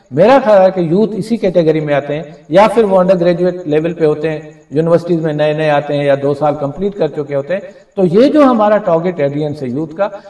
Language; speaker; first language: Urdu; non-native, local second language; Sindhi